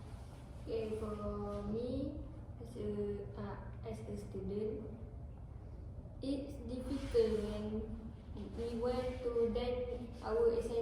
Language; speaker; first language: English; non-native, learner; Malay